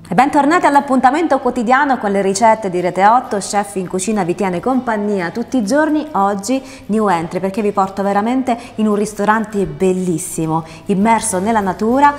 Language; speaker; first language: Italian; native; Italian